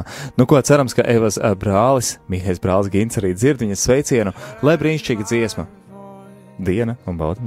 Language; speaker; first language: Latvian; native; Latvian